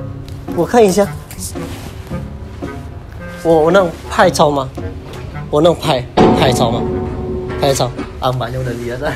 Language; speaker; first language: Chinese; non-native, fluent; Indonesian